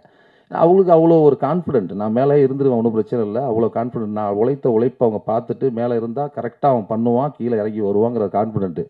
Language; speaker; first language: Tamil; native; Tamil